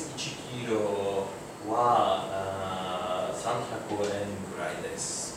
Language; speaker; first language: Japanese; non-native, learner; Ukrainian